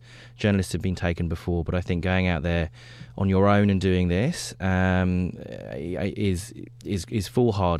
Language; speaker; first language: English; native; English